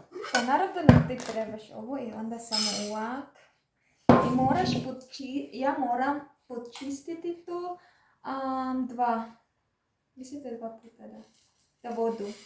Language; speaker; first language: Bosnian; non-native, learner; Filipino